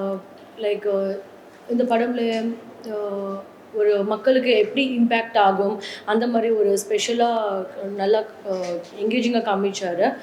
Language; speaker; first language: Tamil; non-native, learner; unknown